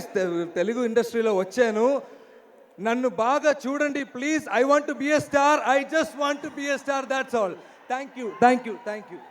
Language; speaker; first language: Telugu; non-native, learner; Malayalam